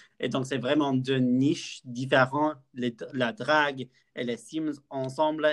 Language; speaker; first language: French; non-native, learner; English